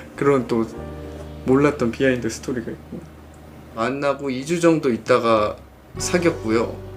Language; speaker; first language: Korean; native; Korean